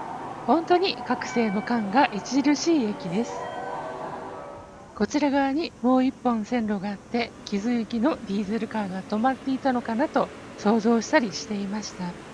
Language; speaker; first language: Japanese; native; Japanese